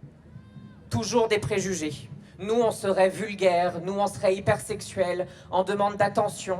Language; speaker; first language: French; native; French